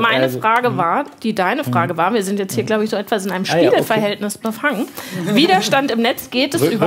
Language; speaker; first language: German; native; German